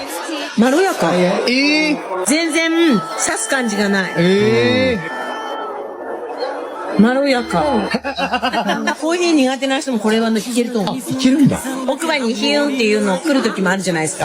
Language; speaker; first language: Japanese; native; Japanese